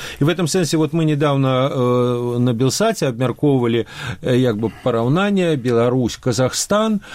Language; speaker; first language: Belarusian; non-native, local second language; Russian